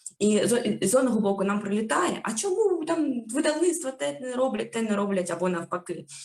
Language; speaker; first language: Ukrainian; native; Ukrainian